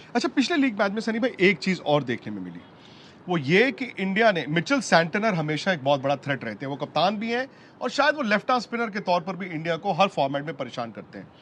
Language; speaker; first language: Hindi; native; Hindi